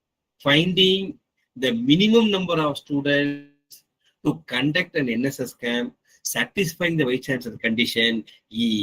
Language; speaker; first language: English; non-native, local second language; Tamil